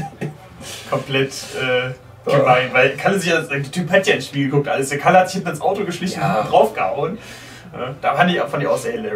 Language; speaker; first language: German; native; German